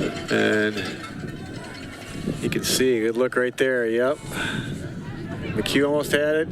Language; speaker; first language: English; native; English